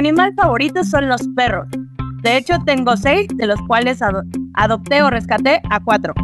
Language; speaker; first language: Spanish; native; Spanish